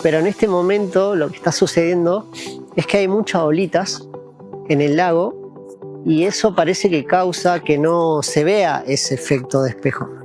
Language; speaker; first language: Spanish; native; Spanish